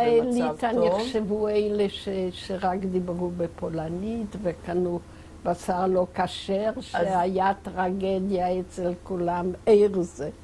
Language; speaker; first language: Hebrew; non-native, fluent; Yiddish